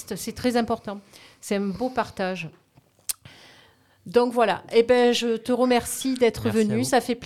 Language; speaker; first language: French; native; French